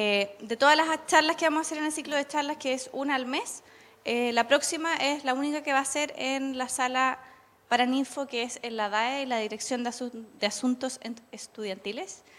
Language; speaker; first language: Spanish; native; Spanish